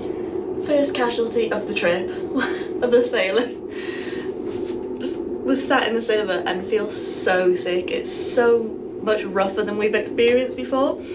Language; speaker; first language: English; native; English